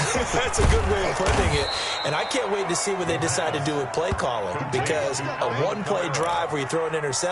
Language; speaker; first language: English; native; English